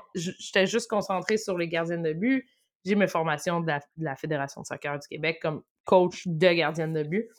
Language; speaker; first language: French; native; French